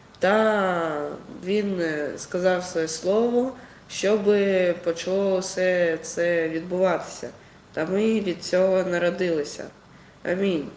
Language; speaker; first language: Ukrainian; non-native, local second language; Russian